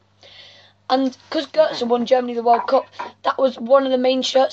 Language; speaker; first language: English; native; English